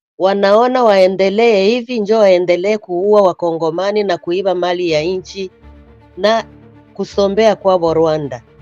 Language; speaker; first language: Swahili; native; Swahili